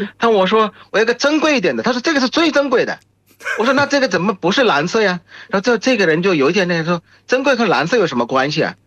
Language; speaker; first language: Chinese; non-native, fluent; Bangla